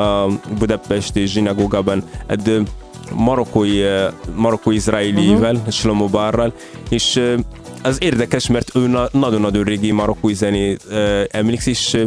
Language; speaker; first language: Hungarian; non-native, fluent; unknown